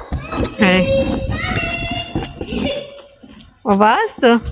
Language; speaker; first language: German; non-native, learner; Indonesian